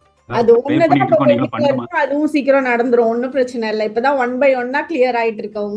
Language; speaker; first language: Tamil; native; Tamil